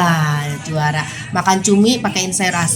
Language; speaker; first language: Indonesian; native; Indonesian